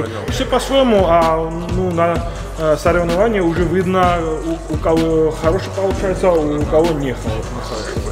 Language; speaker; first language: Russian; non-native, fluent; Georgian